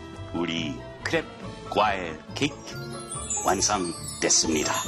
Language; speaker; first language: Korean; non-native, fluent; English